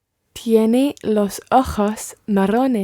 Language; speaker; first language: Spanish; non-native, learner; English